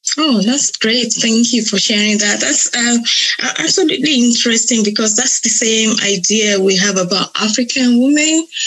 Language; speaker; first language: English; non-native, local second language; Yoruba